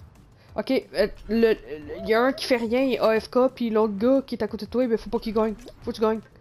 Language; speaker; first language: French; native; French